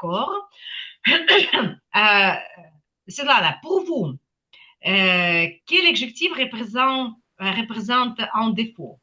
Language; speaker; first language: French; non-native, fluent; Ukrainian